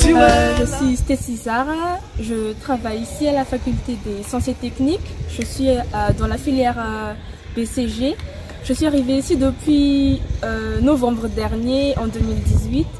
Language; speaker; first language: French; non-native, local second language; Malagasy